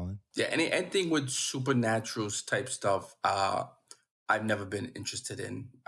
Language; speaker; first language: English; native; English